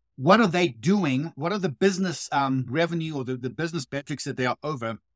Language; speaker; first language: English; native; English